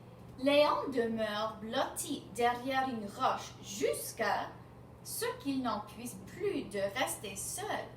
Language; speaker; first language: French; non-native, fluent; English